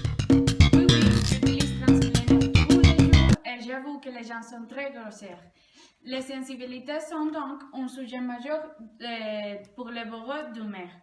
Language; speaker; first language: French; non-native, learner; Spanish